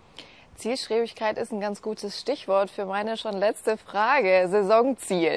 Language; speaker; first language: German; native; German